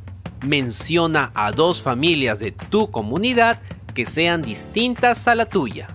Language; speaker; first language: Spanish; native; Spanish